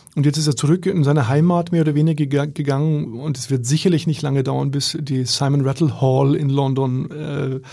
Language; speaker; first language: German; native; German